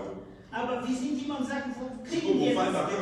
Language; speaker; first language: German; non-native, fluent; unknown